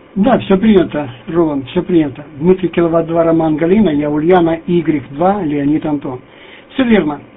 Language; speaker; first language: Russian; native; Russian